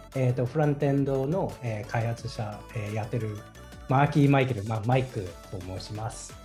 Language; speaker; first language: Japanese; non-native, fluent; English